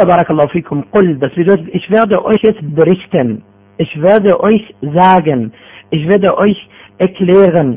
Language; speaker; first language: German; non-native, fluent; Arabic